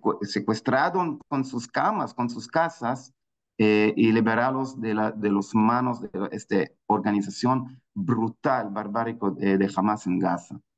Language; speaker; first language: Spanish; non-native, fluent; Hebrew